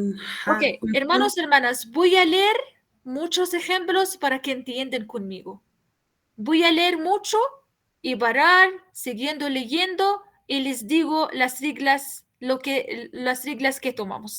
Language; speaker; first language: Spanish; non-native, fluent; Arabic